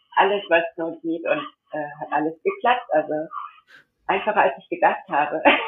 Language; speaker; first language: German; early bilingual, heritage; German